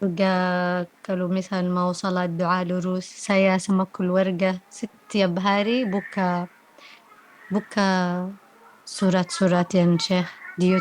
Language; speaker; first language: Indonesian; non-native, learner; Arabic